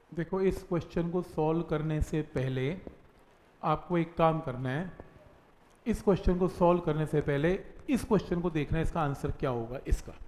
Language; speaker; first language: Hindi; native; Hindi